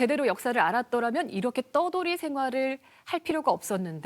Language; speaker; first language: Korean; native; Korean